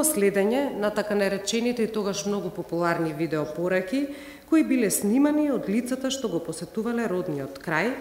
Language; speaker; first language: Macedonian; native; Macedonian